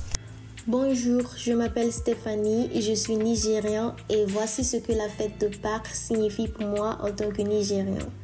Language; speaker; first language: French; non-native, fluent; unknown